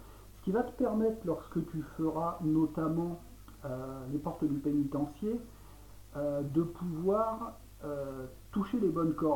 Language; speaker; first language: French; native; French